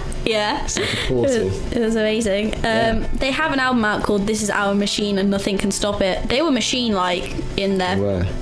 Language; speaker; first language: English; native; English